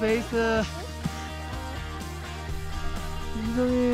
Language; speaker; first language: Korean; native; Korean